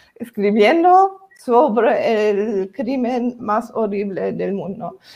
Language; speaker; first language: Spanish; non-native, fluent; German